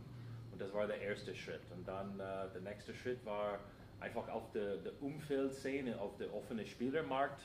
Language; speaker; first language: German; non-native, fluent; English